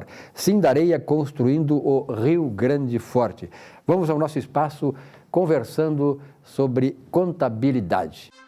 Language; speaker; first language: Portuguese; native; Portuguese